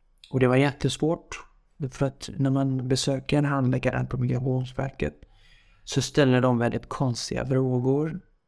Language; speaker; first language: Swedish; non-native, fluent; Kurdish